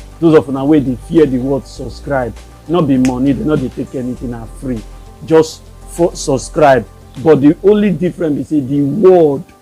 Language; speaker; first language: Nigerian Pidgin; native; Nigerian Pidgin